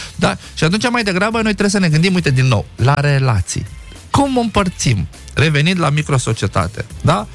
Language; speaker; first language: Romanian; non-native, local second language; Romany